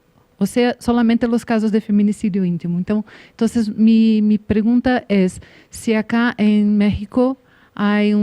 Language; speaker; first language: Spanish; non-native, learner; Portuguese